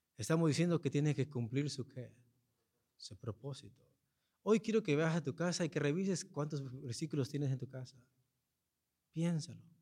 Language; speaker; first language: Spanish; early bilingual, heritage; Spanish